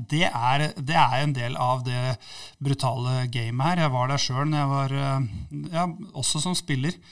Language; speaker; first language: Norwegian; native; Norwegian